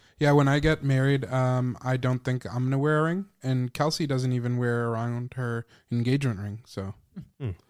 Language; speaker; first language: English; native; English